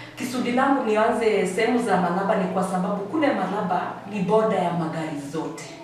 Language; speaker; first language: Swahili; non-native, local second language; Kalenjin